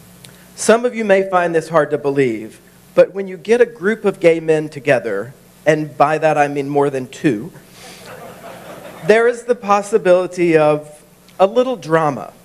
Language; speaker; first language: English; native; English